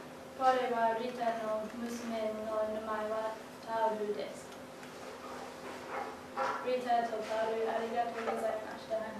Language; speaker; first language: Japanese; non-native, learner; English